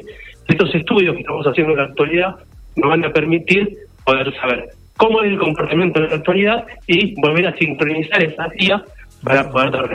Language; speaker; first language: Spanish; native; Spanish